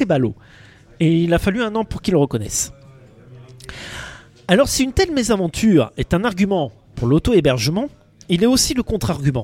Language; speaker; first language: French; native; French